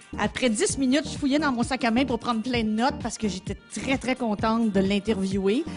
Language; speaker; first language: French; native; French